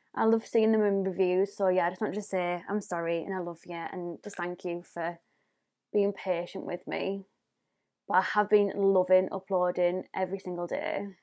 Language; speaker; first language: English; native; English